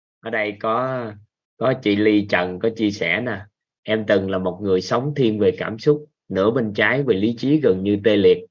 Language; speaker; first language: Vietnamese; native; Vietnamese